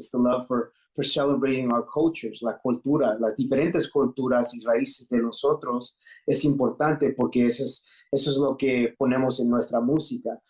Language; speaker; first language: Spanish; early bilingual, heritage; English